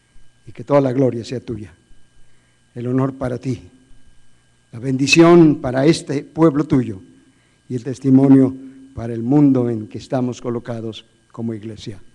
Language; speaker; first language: Spanish; native; Spanish